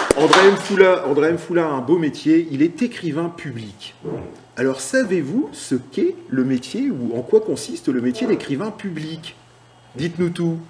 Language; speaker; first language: French; native; French